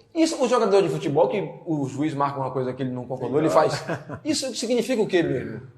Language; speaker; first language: Portuguese; native; Portuguese